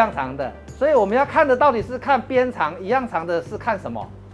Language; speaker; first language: Chinese; native; Chinese